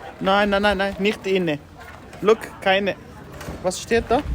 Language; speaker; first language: German; non-native, learner; Tigrinya